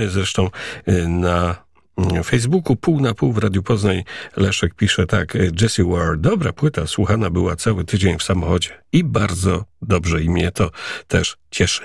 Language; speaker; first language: Polish; native; Polish